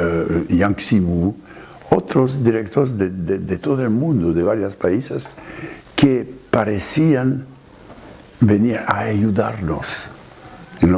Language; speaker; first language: Spanish; non-native, fluent; French